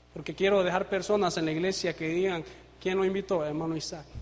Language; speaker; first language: Spanish; native; Spanish